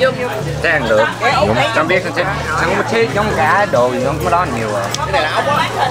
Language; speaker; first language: Vietnamese; native; Vietnamese